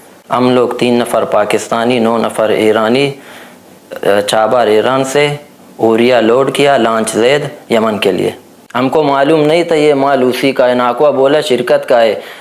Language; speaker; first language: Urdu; non-native, local second language; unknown